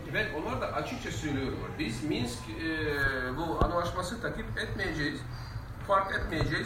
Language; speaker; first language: Turkish; non-native, fluent; Russian